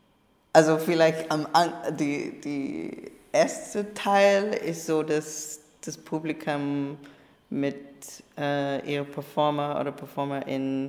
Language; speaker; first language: German; non-native, learner; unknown